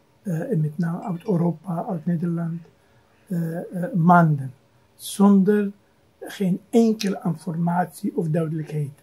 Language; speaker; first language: Dutch; non-native, fluent; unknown